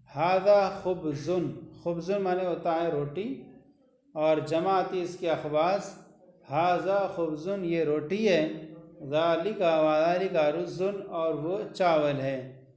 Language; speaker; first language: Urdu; native; Urdu